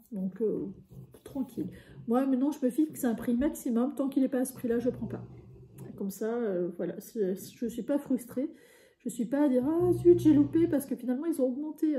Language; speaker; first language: French; native; French